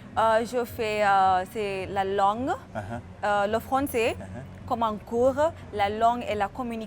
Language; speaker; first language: French; non-native, fluent; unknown